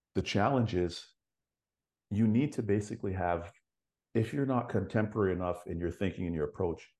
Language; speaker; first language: English; native; English